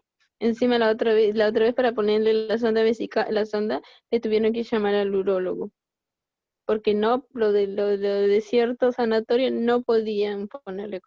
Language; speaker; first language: Spanish; native; Spanish